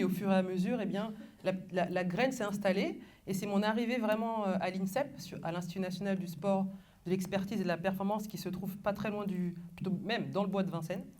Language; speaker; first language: French; early bilingual, other home language; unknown